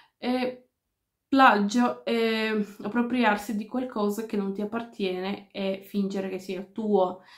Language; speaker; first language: Italian; non-native, fluent; Ukrainian